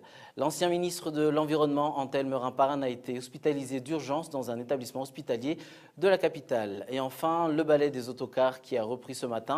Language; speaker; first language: French; non-native, local second language; Malagasy